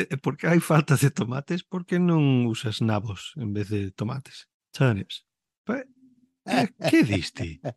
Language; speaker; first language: Galician; early bilingual, heritage; Galician